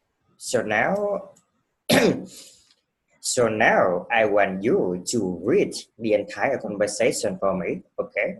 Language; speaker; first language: English; non-native, fluent; Vietnamese